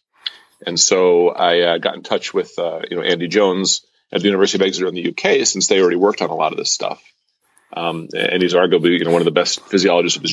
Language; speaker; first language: English; native; English